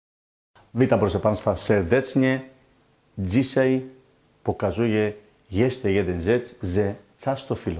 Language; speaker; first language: Polish; non-native, learner; Greek